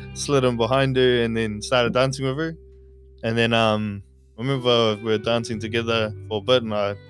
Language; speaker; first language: English; native; English